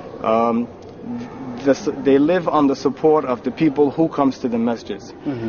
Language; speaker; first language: English; non-native, fluent; Arabic